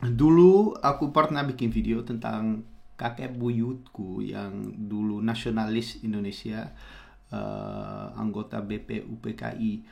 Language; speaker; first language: Indonesian; non-native, fluent; Dutch